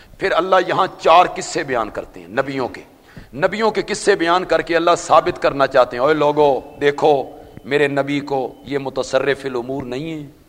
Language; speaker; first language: Urdu; non-native, local second language; Punjabi